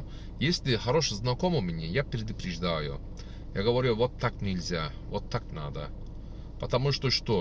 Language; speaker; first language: Russian; non-native, learner; Turkish